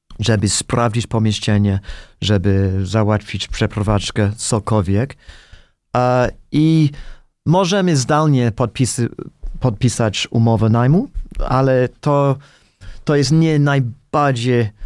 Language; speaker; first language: Polish; non-native, fluent; English